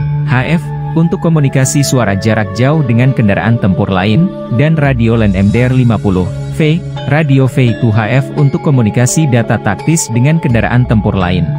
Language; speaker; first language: Indonesian; native; Indonesian